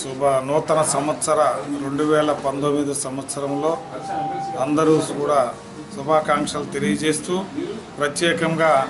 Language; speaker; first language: Telugu; native; Telugu